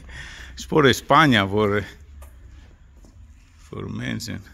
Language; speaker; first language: Spanish; non-native, learner; Dutch